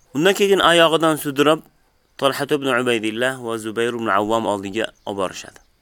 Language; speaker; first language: Uzbek; native; Uzbek